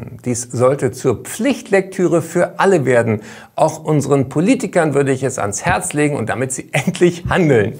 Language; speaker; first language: German; native; German